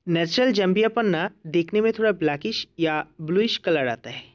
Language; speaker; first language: Hindi; non-native, local second language; Bangla